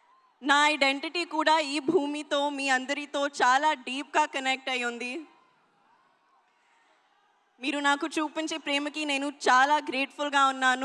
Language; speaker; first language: Telugu; non-native, learner; Hindi